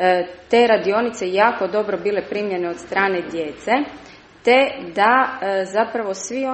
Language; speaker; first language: Croatian; native; Croatian